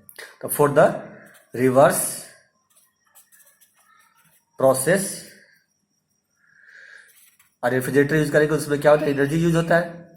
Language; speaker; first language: Hindi; native; Hindi